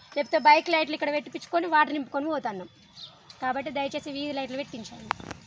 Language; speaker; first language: Telugu; native; Telugu